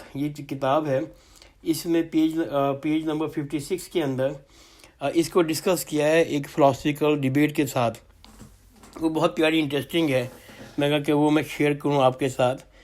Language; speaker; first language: Urdu; native; Urdu